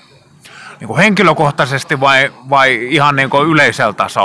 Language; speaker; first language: Finnish; native; Finnish